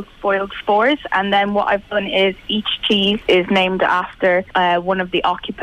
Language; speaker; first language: English; native; English